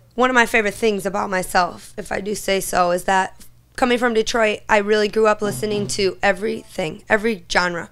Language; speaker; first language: English; native; English